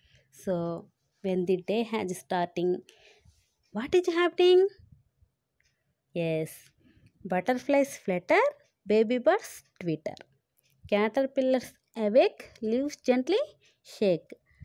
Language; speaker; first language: English; non-native, local second language; Telugu